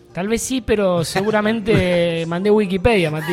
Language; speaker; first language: Spanish; native; Spanish